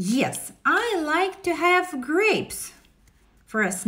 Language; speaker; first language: English; non-native, fluent; Russian